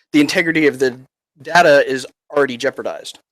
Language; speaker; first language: English; native; English